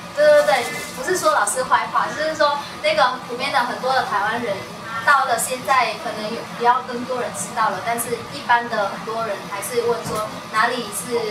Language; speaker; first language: Chinese; non-native, fluent; Vietnamese